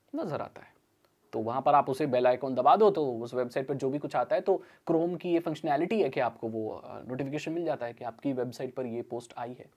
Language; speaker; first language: Hindi; native; Hindi